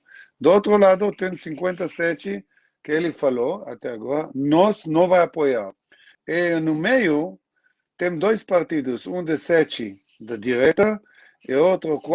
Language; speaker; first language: Portuguese; non-native, learner; Hebrew